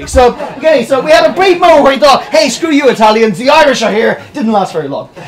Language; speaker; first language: English; native; English